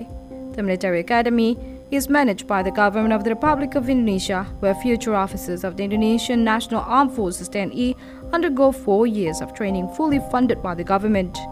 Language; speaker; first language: English; non-native, local second language; Indonesian